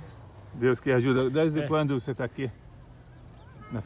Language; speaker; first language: Portuguese; non-native, local second language; Arabic